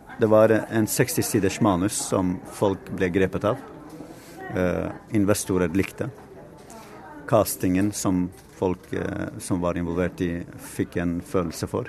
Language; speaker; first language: Norwegian; non-native, fluent; Kurdish